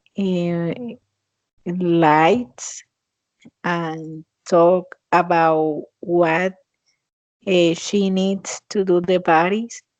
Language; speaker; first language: English; non-native, fluent; Spanish